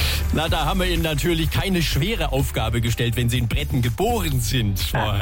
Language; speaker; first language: German; native; German